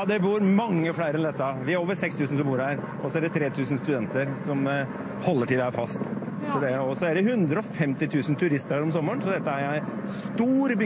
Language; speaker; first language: Norwegian; native; Norwegian